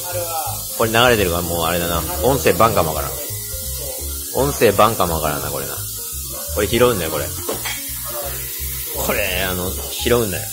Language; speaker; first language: Japanese; native; Japanese